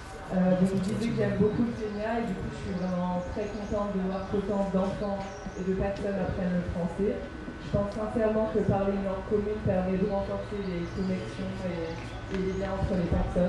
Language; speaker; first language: French; native; French